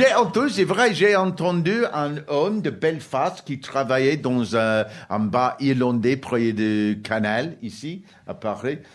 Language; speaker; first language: French; non-native, learner; English